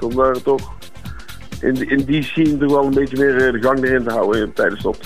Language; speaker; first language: Dutch; native; Dutch